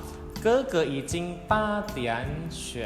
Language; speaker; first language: Chinese; non-native, fluent; Indonesian